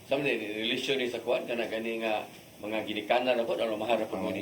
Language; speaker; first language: Cebuano; native; Cebuano